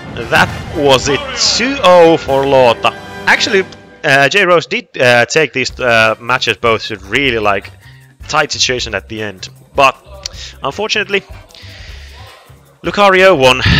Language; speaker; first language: English; non-native, fluent; Finnish